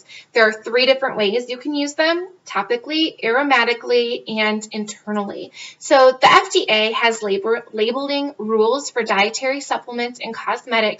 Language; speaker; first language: English; native; English